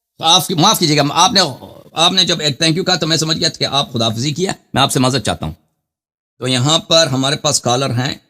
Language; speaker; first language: Urdu; native; Urdu